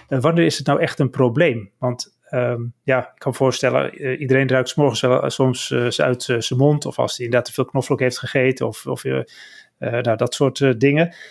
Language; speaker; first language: Dutch; native; Dutch